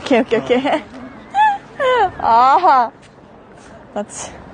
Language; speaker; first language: Korean; non-native, learner; Japanese